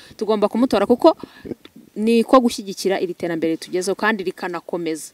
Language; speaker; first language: Kinyarwanda; native; Kinyarwanda